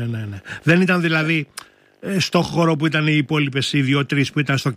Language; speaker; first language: Greek; native; Greek